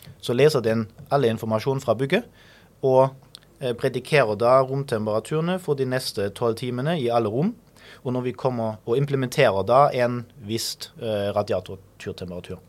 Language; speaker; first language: Norwegian; non-native, fluent; German